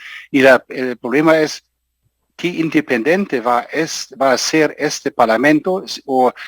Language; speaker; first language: Spanish; non-native, fluent; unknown